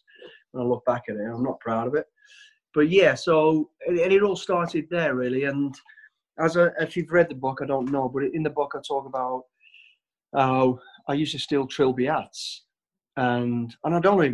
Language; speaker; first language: English; native; English